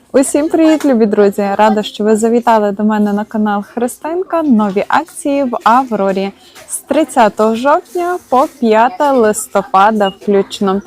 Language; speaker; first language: Ukrainian; native; Ukrainian